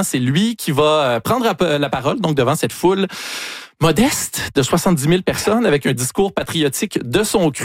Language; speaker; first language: French; native; French